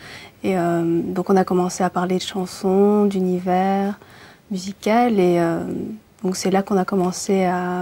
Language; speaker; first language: French; early bilingual, other home language; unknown